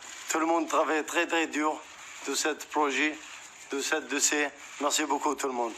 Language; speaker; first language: French; non-native, learner; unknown